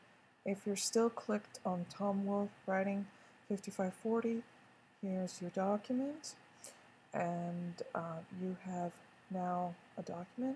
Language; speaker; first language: English; native; English